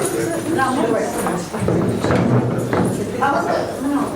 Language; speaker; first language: Russian; native; Russian